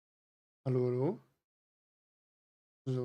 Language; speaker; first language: German; native; German